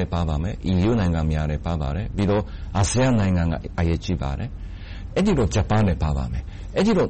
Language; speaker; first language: Burmese; non-native, fluent; Japanese